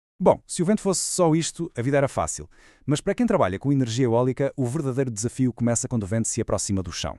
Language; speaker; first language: Portuguese; native; Portuguese